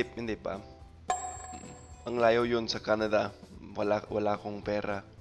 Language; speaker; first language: Filipino; non-native, fluent; English